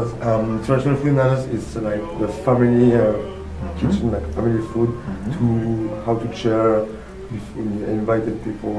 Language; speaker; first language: English; non-native, learner; French